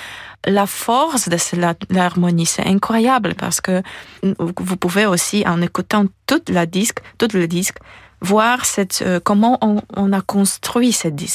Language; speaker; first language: French; non-native, fluent; Polish